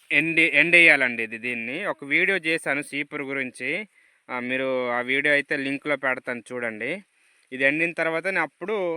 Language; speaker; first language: Telugu; non-native, local second language; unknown